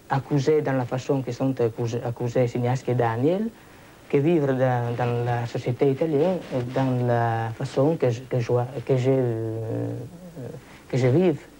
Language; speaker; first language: French; non-native, fluent; Italian